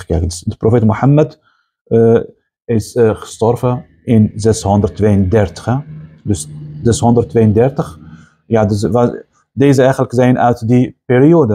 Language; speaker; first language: Dutch; non-native, fluent; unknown